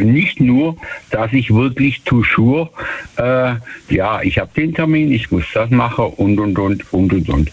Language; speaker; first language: German; native; German